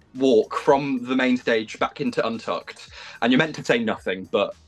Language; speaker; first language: English; native; English